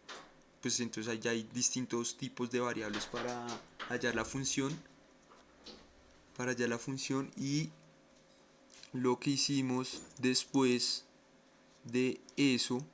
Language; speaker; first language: Spanish; native; Spanish